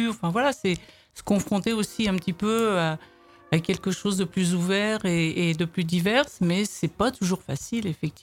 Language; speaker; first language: French; native; French